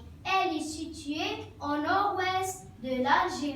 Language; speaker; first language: French; non-native, learner; Arabic